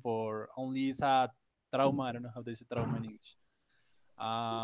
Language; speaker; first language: English; non-native, learner; Spanish